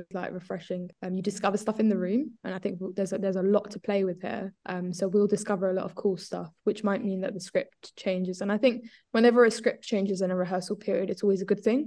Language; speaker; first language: English; native; English